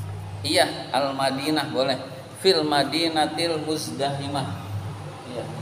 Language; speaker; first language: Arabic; non-native, fluent; Indonesian